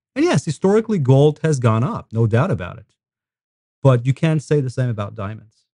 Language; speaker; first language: English; non-native, fluent; Hebrew